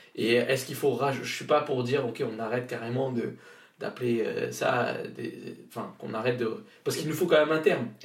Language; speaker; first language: French; native; French